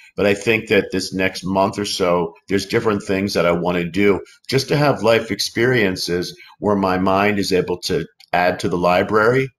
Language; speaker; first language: English; native; English